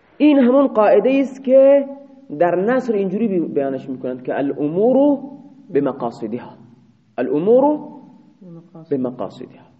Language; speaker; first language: Persian; non-native, local second language; Baluchi